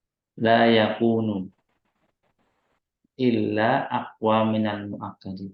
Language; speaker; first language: Arabic; non-native, fluent; Indonesian